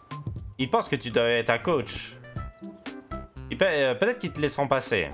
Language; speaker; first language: French; native; French